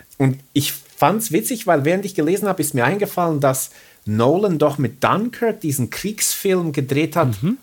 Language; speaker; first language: German; early bilingual, other home language; Bosnian